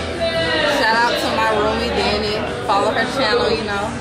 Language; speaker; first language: English; native; English